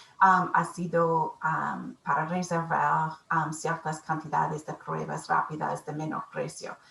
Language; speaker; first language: Spanish; non-native, learner; English